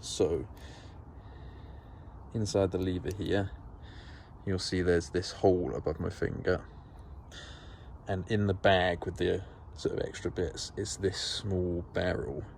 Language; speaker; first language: English; native; English